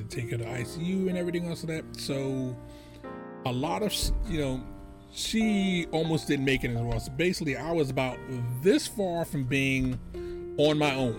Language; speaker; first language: English; native; English